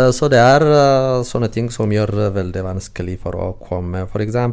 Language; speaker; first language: Norwegian; non-native, fluent; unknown